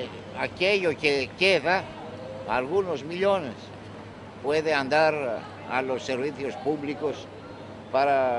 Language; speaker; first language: Spanish; non-native, fluent; Greek